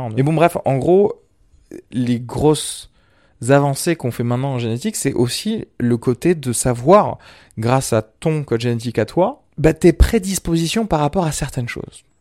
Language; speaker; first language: French; early bilingual, other home language; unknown